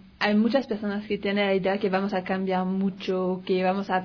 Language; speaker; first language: Spanish; non-native, learner; French